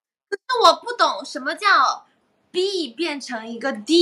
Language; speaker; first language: Chinese; native; Chinese